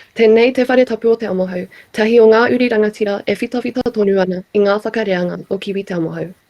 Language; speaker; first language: Māori; native; Māori